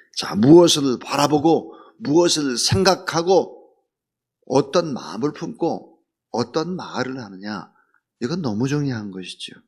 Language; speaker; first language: Korean; native; Korean